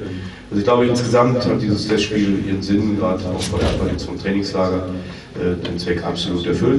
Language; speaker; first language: German; native; German